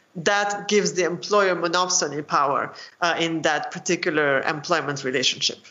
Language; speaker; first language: English; non-native, fluent; French